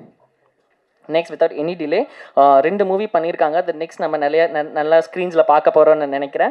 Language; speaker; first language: Tamil; native; Tamil